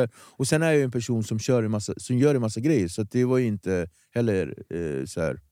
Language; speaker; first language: Swedish; early bilingual, other home language; Kabuverdianu